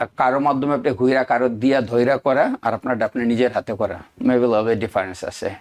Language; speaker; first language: Bangla; native; Bangla